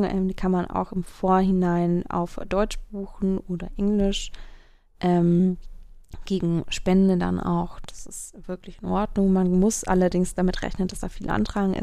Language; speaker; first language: German; native; German